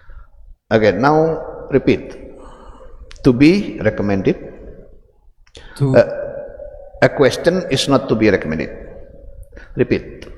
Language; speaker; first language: English; non-native, fluent; Indonesian